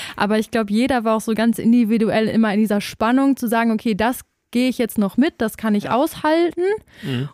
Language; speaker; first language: German; native; German